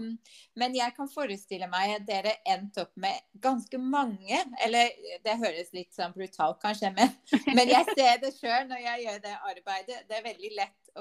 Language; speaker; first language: Swedish; non-native, fluent; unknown